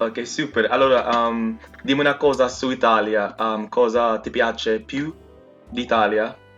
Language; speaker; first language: Italian; non-native, learner; English